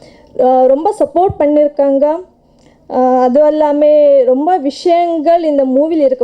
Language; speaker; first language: Tamil; non-native, learner; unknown